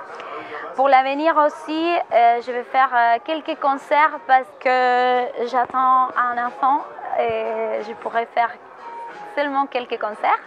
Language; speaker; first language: French; non-native, fluent; Spanish